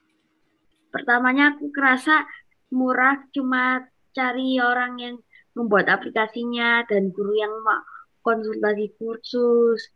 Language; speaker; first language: Indonesian; non-native, local second language; English